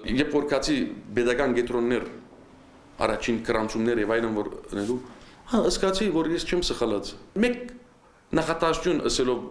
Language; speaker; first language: Armenian; early bilingual, heritage; Armenian